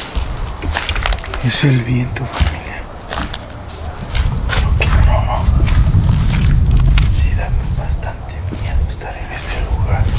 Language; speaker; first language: Spanish; native; Spanish